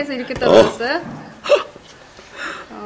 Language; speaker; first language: Korean; native; Korean